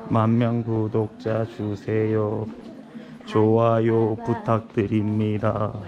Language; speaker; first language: Korean; native; Korean